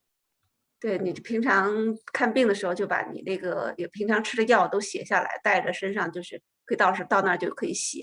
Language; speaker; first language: Chinese; native; Chinese